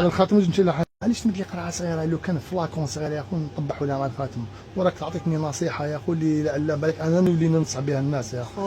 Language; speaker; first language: Arabic; native; Arabic